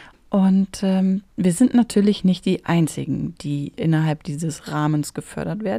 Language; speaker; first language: German; native; German